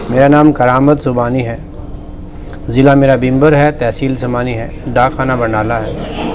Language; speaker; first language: Urdu; non-native, local second language; Punjabi